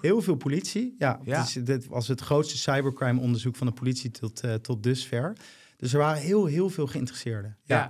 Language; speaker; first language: Dutch; native; Dutch